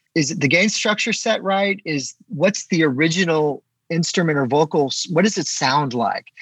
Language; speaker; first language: English; native; English